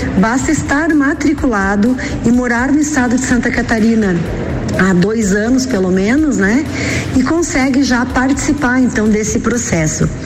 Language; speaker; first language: Portuguese; native; Portuguese